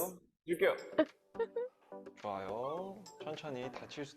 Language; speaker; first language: Korean; native; Korean